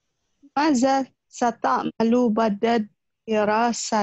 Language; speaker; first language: Arabic; non-native, learner; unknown